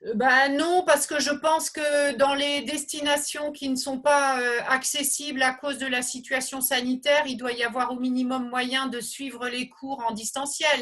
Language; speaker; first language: French; native; French